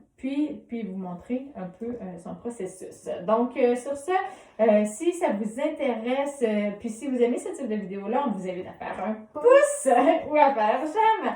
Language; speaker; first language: French; native; French